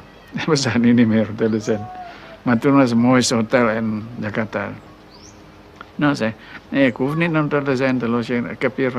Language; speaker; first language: Dutch; non-native, local second language; Minangkabau